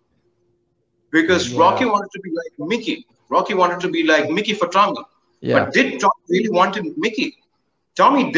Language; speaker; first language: English; non-native, local second language; Hindi